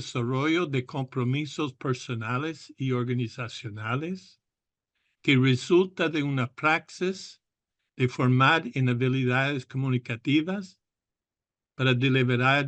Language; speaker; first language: Spanish; non-native, fluent; English